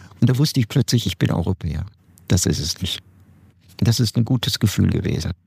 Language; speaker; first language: German; non-native, fluent; Turkish